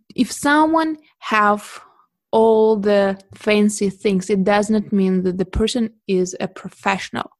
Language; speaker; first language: English; non-native, fluent; Russian